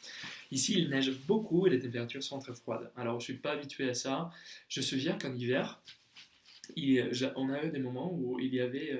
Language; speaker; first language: French; non-native, fluent; Spanish